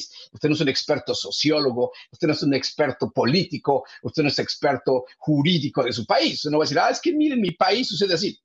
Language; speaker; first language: Spanish; native; Spanish